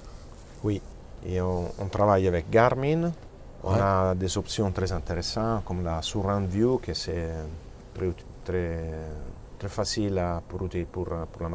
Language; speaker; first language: French; non-native, fluent; Italian